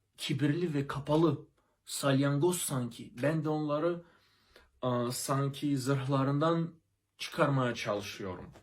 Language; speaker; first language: Turkish; non-native, fluent; Russian